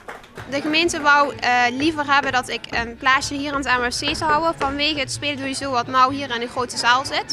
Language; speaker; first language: Dutch; native; Dutch